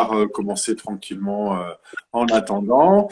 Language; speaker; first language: French; native; French